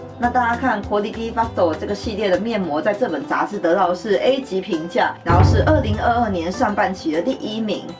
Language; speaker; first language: Chinese; native; Chinese